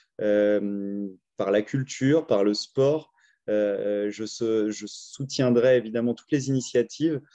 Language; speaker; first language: French; native; French